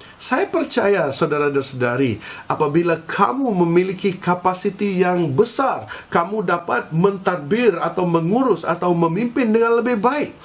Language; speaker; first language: Malay; non-native, local second language; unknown